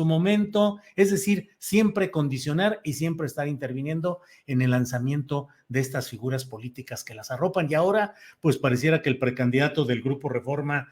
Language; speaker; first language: Spanish; native; Spanish